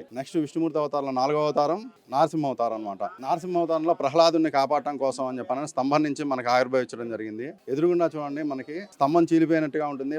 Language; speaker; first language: Telugu; native; Telugu